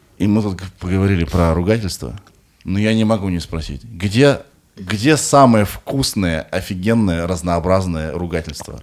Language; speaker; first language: Russian; native; Russian